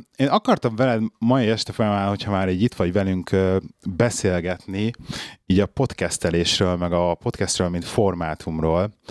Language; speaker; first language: Hungarian; native; Hungarian